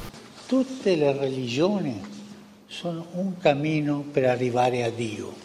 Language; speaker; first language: Italian; non-native, fluent; Spanish